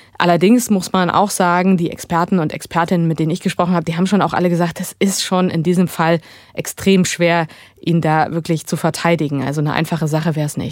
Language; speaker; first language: German; native; German